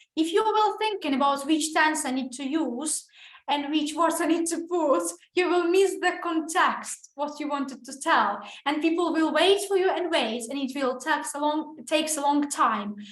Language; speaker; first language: English; non-native, fluent; Ukrainian